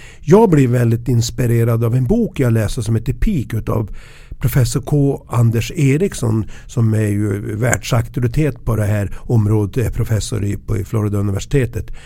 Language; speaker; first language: Swedish; native; Swedish